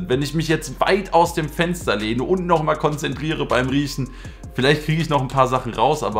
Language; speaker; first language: German; native; German